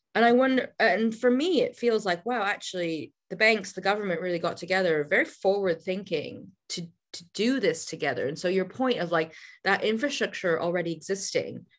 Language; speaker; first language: English; native; English